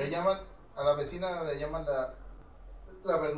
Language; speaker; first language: Spanish; native; Spanish